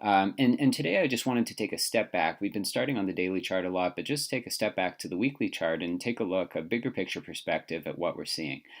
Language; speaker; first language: English; native; English